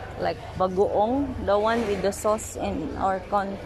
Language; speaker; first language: English; non-native, local second language; Filipino